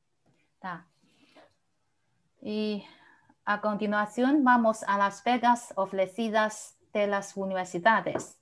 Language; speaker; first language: Spanish; non-native, fluent; Chinese